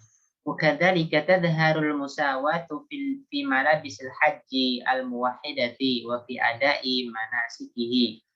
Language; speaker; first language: Arabic; non-native, learner; Indonesian